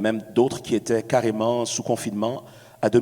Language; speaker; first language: French; native; French